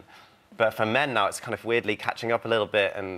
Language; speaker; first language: English; native; English